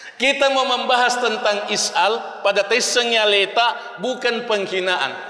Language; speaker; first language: Malay; non-native, local second language; Buginese